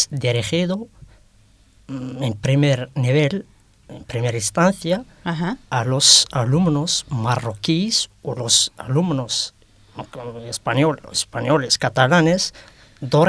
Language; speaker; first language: Spanish; non-native, fluent; Arabic